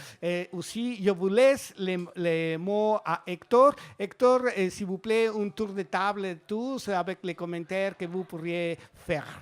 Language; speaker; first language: French; non-native, fluent; Spanish